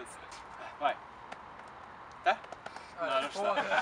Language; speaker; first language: Portuguese; native; Portuguese